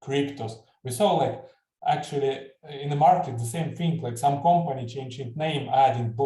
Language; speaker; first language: English; non-native, fluent; Estonian